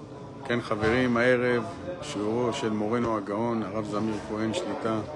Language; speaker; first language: Hebrew; native; Hebrew